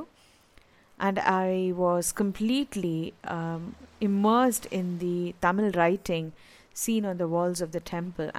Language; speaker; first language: English; non-native, local second language; Tamil